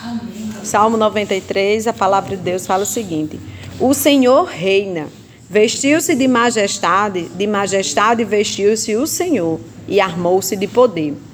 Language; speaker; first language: Portuguese; native; Portuguese